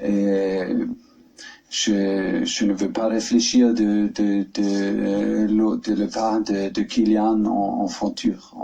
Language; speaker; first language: French; non-native, learner; German